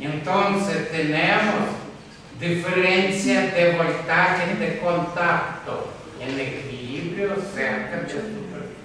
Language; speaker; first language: Spanish; non-native, fluent; Russian